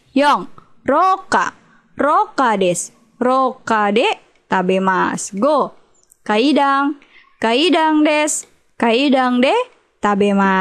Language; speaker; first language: Japanese; non-native, fluent; Indonesian